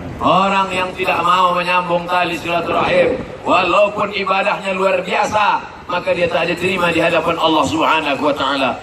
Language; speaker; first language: Indonesian; native; Indonesian